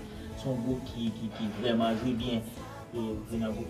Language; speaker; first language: French; non-native, local second language; Haitian Creole